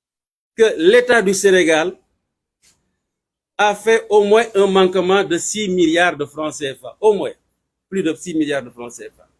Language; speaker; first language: French; non-native, local second language; Wolof